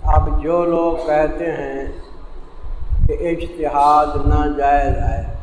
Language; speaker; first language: Urdu; non-native, local second language; Punjabi